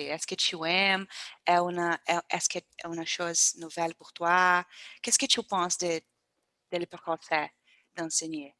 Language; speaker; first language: French; non-native, learner; Portuguese